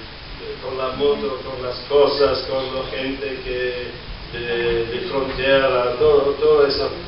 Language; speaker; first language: Spanish; non-native, learner; English